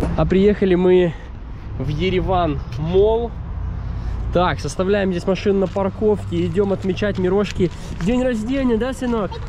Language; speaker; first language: Russian; native; Russian